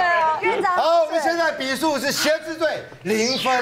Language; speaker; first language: Chinese; native; Chinese